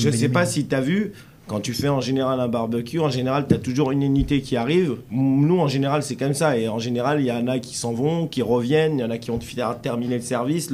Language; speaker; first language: French; native; French